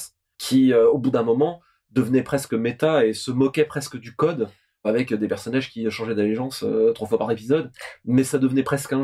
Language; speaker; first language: French; native; French